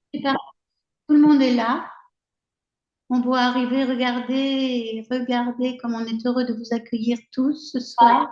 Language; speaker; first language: French; native; French